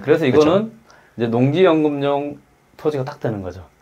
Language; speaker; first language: Korean; native; Korean